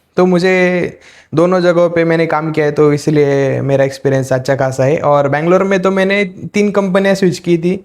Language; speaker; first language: Hindi; non-native, local second language; Marathi